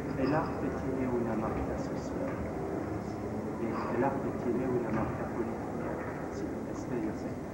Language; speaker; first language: Spanish; non-native, learner; French